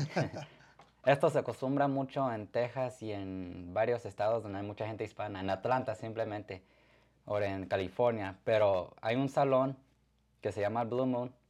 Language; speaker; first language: Spanish; early bilingual, heritage; Spanish